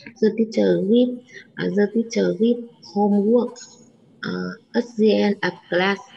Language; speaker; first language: English; non-native, learner; Vietnamese